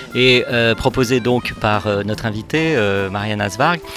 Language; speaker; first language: French; native; French